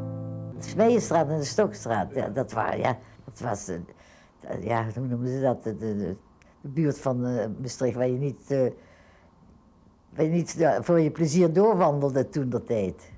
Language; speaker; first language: Dutch; native; Dutch